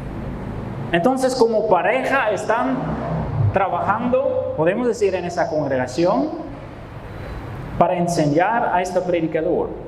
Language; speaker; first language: Spanish; non-native, fluent; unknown